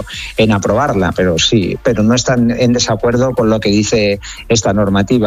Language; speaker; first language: Spanish; native; Spanish